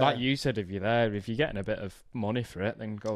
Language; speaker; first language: English; native; English